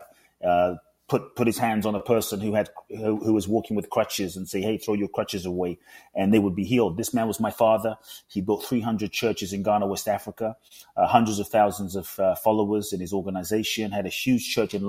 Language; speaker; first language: English; native; English